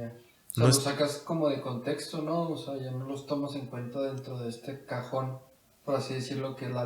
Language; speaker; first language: Spanish; native; Spanish